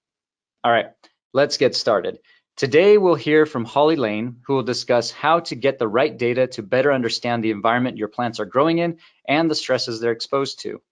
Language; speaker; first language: English; native; English